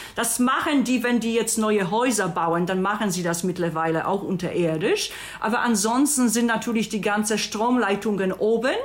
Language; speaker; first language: German; non-native, fluent; Polish